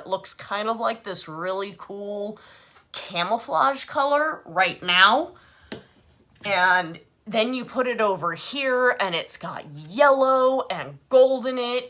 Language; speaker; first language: English; native; English